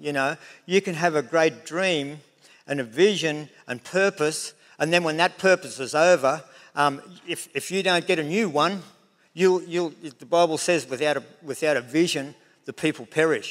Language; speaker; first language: English; native; English